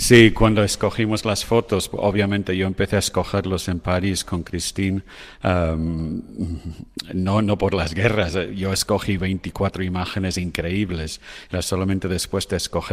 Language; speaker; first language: Spanish; non-native, fluent; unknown